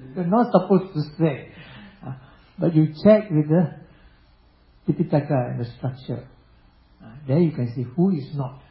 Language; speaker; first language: English; non-native, local second language; Chinese